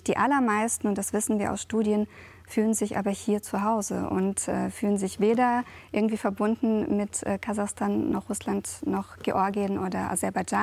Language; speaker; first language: German; early bilingual, other home language; Russian